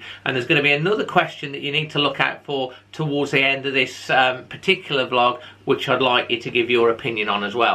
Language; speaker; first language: English; native; English